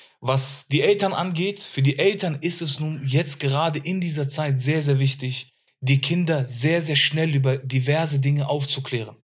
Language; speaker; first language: German; early bilingual, other home language; Arabic